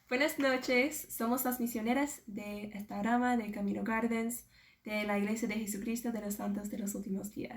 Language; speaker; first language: Spanish; non-native, fluent; English